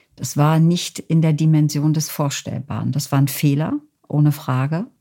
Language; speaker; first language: German; native; German